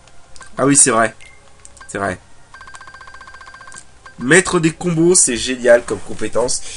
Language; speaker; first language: French; native; French